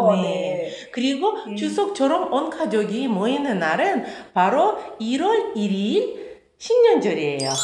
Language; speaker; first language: Korean; non-native, fluent; Russian